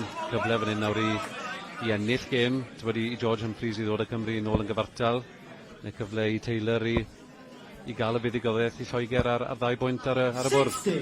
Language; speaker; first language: Welsh; native; Welsh